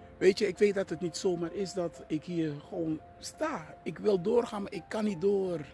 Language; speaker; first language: Dutch; native; Dutch